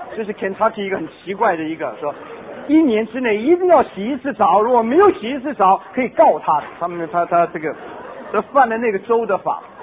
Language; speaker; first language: Chinese; non-native, local second language; Cantonese